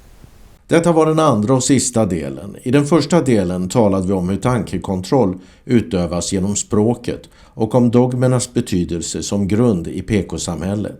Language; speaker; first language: Swedish; native; Swedish